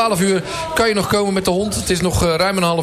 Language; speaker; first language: Dutch; native; Dutch